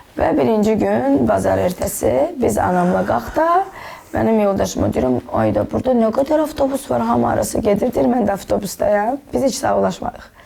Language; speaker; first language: Azerbaijani; non-native, local second language; Russian